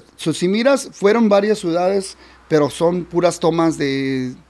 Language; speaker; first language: Spanish; early bilingual, heritage; Spanish